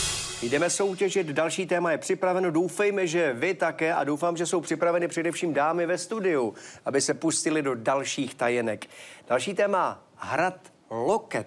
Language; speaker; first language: Czech; native; Czech